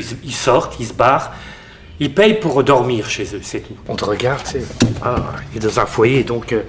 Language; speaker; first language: French; native; French